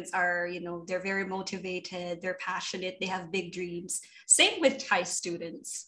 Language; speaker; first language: English; non-native, local second language; Filipino